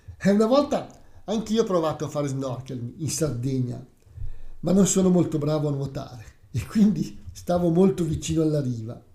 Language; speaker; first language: Italian; native; Italian